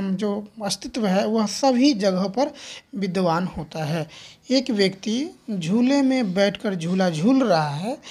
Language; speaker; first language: Hindi; native; Hindi